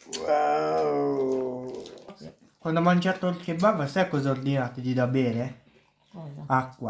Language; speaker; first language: Italian; early bilingual, other home language; Filipino